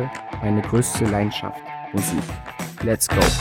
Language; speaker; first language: German; native; German